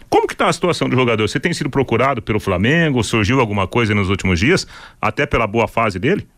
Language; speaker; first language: Portuguese; native; Portuguese